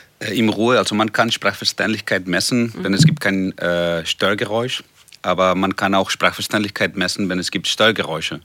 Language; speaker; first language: German; non-native, fluent; Spanish